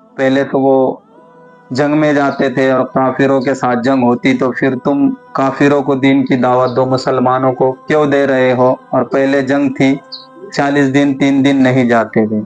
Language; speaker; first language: Urdu; native; Urdu